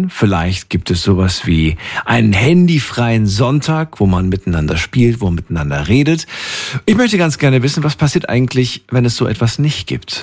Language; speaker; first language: German; native; German